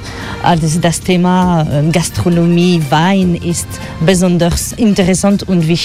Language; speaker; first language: German; non-native, fluent; French